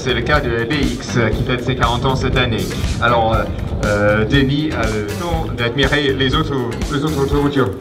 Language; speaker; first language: French; native; French